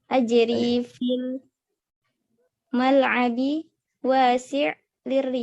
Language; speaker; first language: Arabic; non-native, fluent; Indonesian